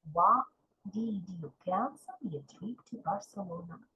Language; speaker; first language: English; non-native, fluent; Ukrainian